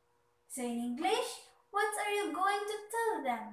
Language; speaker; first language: English; non-native, local second language; Cebuano